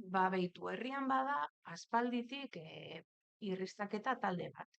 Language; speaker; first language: Basque; native; Basque